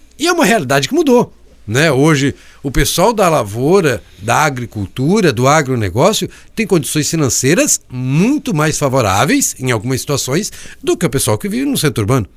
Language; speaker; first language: Portuguese; native; Portuguese